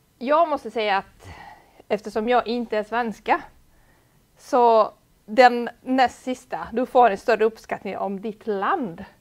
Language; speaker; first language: Swedish; non-native, fluent; Italian